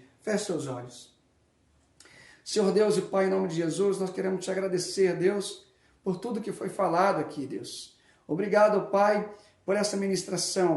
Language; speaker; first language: Portuguese; native; Portuguese